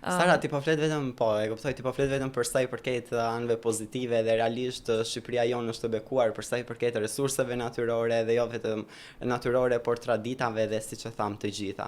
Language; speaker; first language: Albanian; native; Albanian